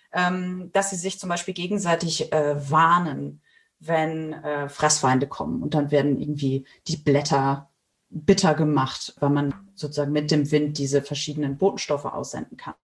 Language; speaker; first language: German; native; German